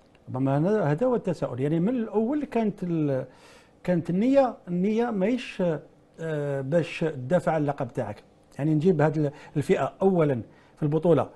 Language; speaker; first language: Arabic; native; Arabic